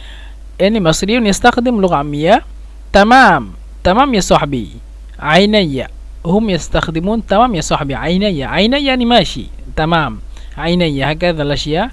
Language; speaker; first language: Arabic; non-native, fluent; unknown